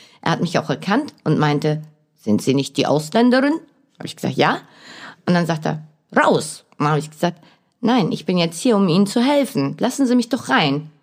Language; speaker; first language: German; early bilingual, other home language; Turkish